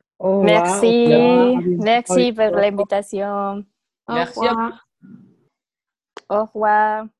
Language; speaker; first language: French; non-native, learner; Spanish